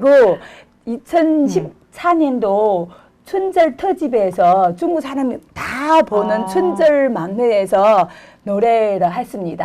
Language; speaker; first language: Korean; non-native, fluent; Chinese